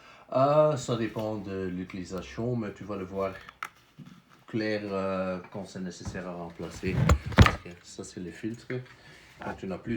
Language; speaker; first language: French; non-native, fluent; Dutch